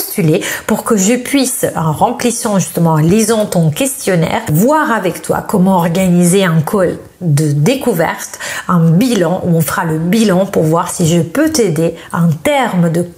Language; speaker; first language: French; non-native, fluent; Italian